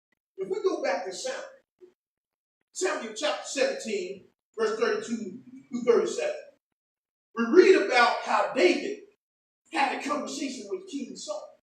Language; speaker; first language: English; native; English